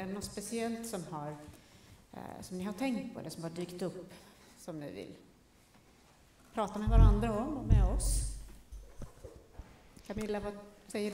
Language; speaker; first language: Swedish; native; Swedish